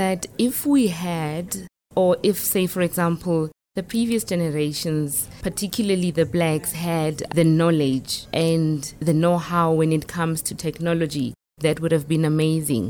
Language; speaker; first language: English; non-native, local second language; Tswana